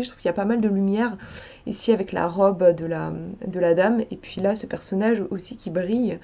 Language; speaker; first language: French; native; French